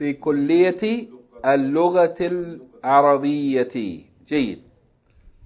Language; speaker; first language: Arabic; non-native, fluent; English